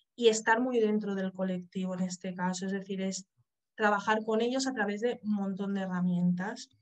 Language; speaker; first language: Spanish; native; Spanish